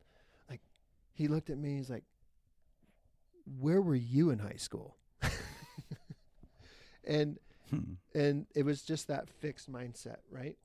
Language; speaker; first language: English; native; English